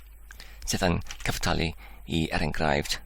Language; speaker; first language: Welsh; non-native, learner; English